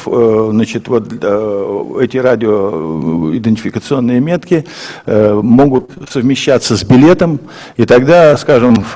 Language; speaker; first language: Russian; native; Russian